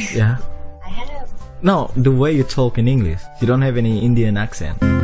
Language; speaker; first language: English; non-native, fluent; Indonesian